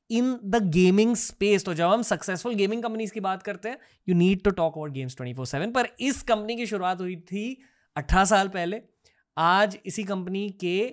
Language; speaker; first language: Hindi; native; Hindi